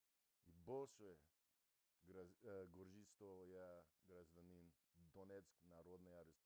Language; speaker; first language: Russian; non-native, learner; English